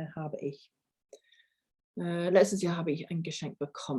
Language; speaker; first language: German; non-native, fluent; English